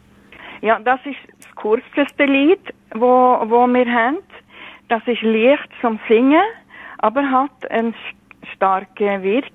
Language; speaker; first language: German; non-native, fluent; Norwegian